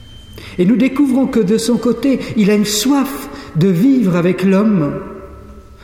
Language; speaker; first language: French; native; French